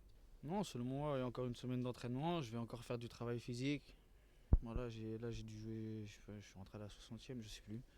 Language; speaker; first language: French; native; French